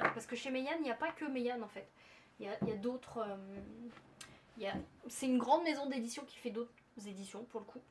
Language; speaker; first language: French; native; French